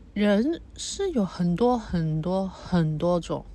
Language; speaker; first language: Chinese; non-native, local second language; Cantonese